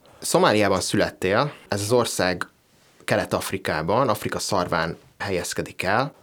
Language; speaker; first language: Hungarian; native; Hungarian